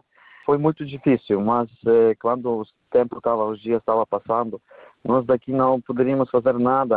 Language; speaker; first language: Portuguese; non-native, fluent; Ukrainian